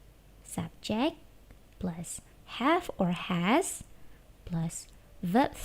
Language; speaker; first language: English; non-native, learner; Indonesian